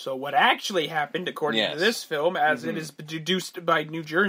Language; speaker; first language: English; native; English